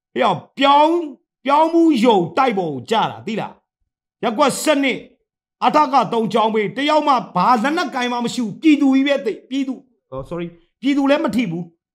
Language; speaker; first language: Burmese; non-native, local second language; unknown